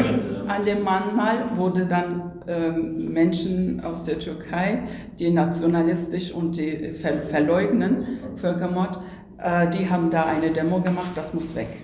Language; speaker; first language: German; non-native, fluent; Turkish